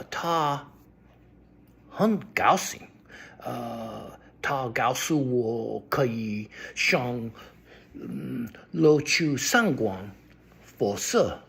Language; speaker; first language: Chinese; non-native, learner; English